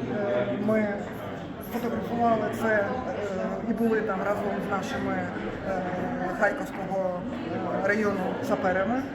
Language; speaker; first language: Ukrainian; native; Ukrainian